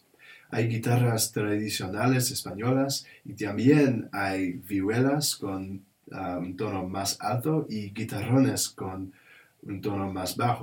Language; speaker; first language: Spanish; non-native, learner; English